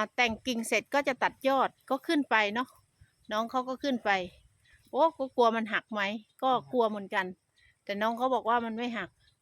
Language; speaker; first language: Thai; native; Thai